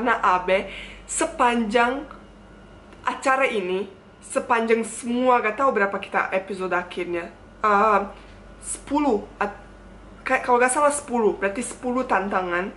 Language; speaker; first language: Indonesian; non-native, fluent; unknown